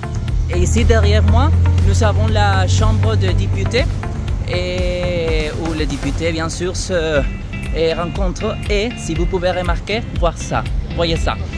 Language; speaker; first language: French; non-native, fluent; Spanish